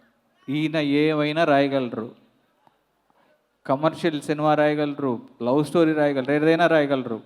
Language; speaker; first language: Telugu; native; Telugu